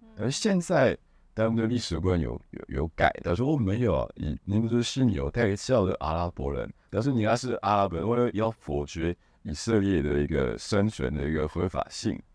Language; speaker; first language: Chinese; non-native, fluent; Hebrew